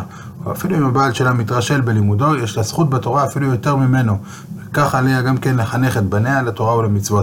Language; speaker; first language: Hebrew; native; Hebrew